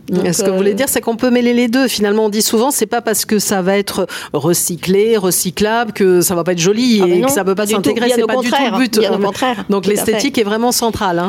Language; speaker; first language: French; native; French